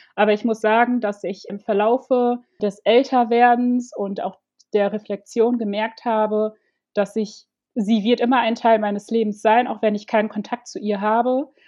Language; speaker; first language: German; early bilingual, other home language; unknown